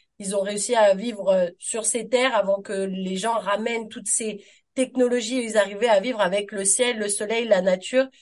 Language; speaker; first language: French; native; French